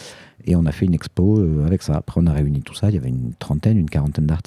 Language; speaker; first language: French; native; French